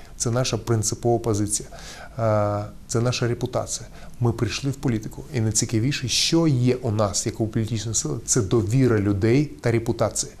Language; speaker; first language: Ukrainian; non-native, local second language; Russian